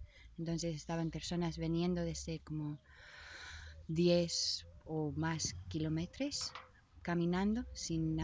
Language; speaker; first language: Spanish; non-native, learner; English